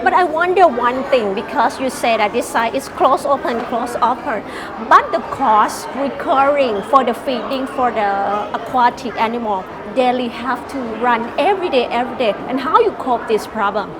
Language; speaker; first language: English; non-native, learner; Thai